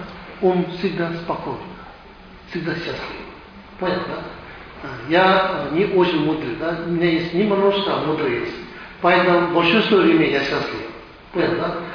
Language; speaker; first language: Russian; non-native, learner; Tibetan